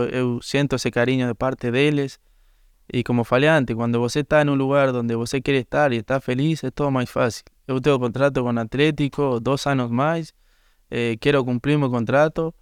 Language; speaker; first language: Portuguese; non-native, learner; Spanish